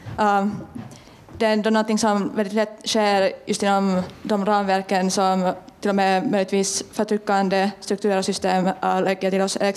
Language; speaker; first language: Swedish; non-native, fluent; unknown